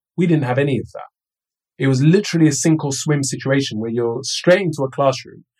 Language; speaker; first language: English; early bilingual, other home language; Somali